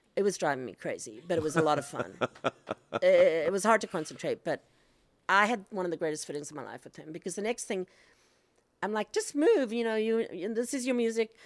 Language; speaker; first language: English; native; English